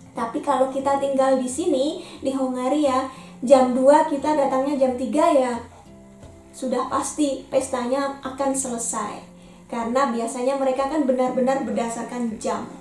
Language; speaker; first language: Indonesian; native; Indonesian